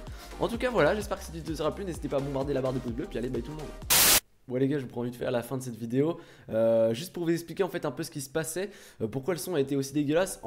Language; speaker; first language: French; native; French